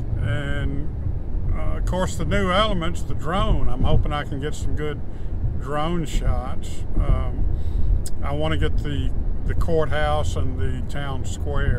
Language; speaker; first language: English; native; English